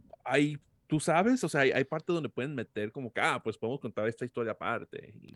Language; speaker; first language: Spanish; early bilingual, heritage; Spanish